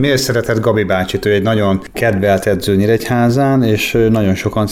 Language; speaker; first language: Hungarian; native; Hungarian